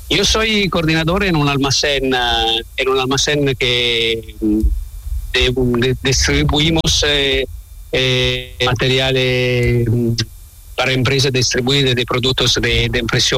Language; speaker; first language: Spanish; non-native, learner; Italian